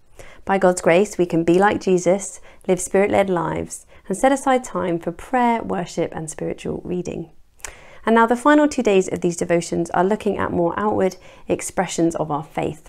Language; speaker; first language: English; native; English